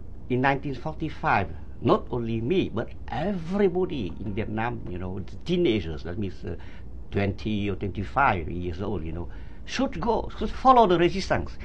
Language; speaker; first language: English; non-native, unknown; Vietnamese